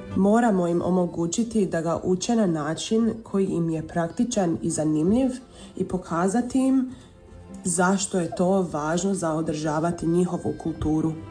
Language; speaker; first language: Serbian; early bilingual, heritage; Croatian